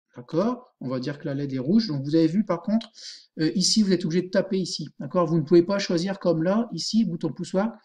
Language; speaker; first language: French; native; French